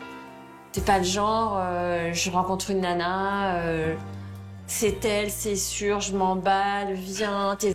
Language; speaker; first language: French; native; French